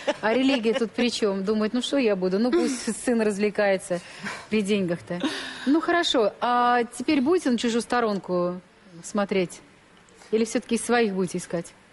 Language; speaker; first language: Russian; native; Russian